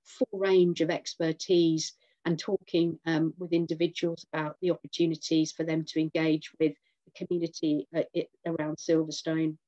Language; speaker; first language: English; native; English